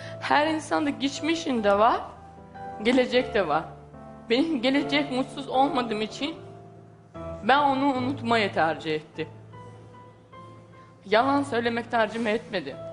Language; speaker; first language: Turkish; non-native, learner; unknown